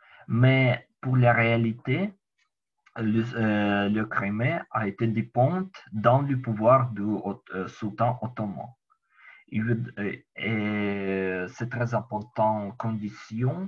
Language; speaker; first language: French; non-native, learner; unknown